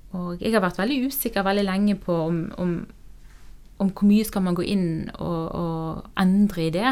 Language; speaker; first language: Norwegian; native; Norwegian